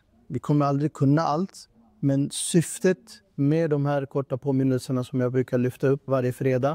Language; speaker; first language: Swedish; non-native, fluent; Urdu